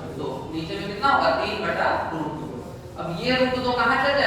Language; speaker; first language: Hindi; native; Hindi